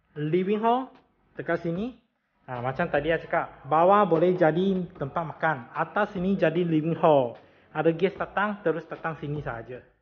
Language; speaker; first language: Malay; non-native, local second language; Chinese